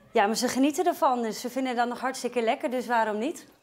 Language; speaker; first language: Dutch; native; Dutch